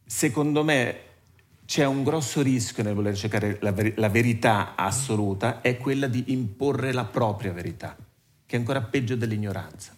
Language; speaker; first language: Italian; native; Italian